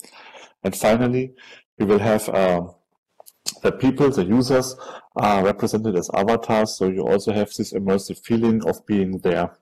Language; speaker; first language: English; non-native, fluent; German